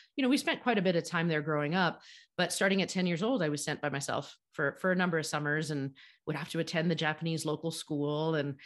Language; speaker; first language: English; native; English